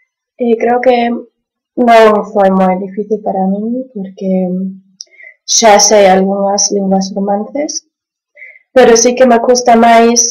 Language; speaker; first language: Galician; non-native, learner; German